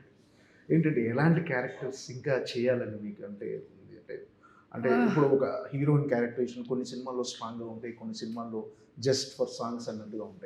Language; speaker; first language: Telugu; native; Telugu